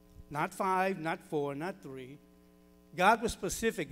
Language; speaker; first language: English; early bilingual, other home language; Spanish